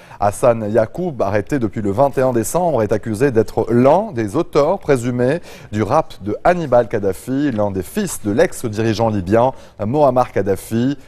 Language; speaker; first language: French; non-native, local second language; Arabic